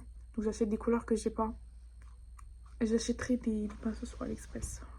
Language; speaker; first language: French; native; French